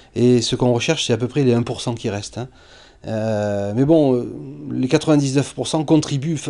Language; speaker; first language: French; native; French